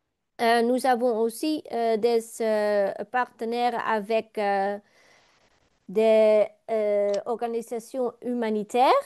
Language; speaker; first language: French; non-native, learner; Dutch